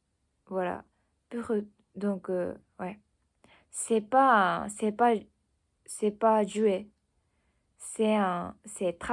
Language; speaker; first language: French; non-native, learner; Japanese